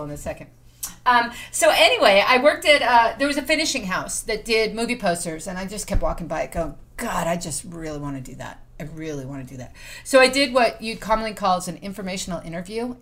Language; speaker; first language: English; native; English